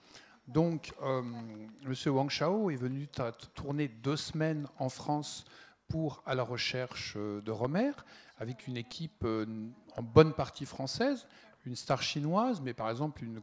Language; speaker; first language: French; native; French